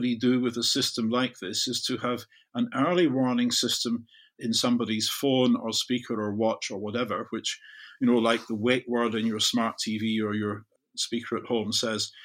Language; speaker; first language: English; native; English